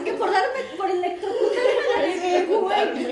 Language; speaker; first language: Spanish; native; Spanish